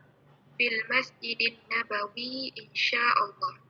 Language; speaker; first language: Arabic; non-native, fluent; Indonesian